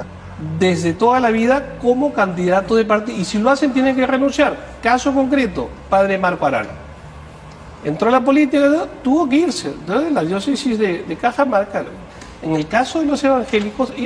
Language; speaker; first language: Spanish; native; Spanish